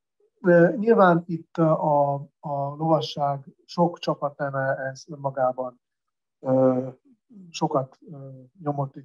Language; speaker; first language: Hungarian; native; Hungarian